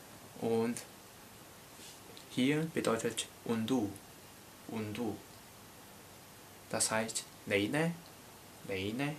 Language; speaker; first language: German; non-native, learner; Cantonese